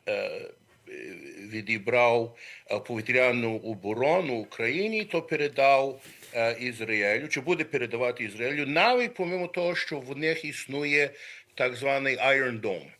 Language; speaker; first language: Ukrainian; early bilingual, heritage; Ukrainian